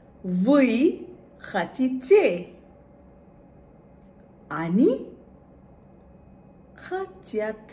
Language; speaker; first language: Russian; non-native, fluent; Bangla